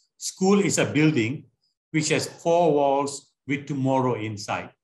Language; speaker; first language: English; non-native, local second language; Malay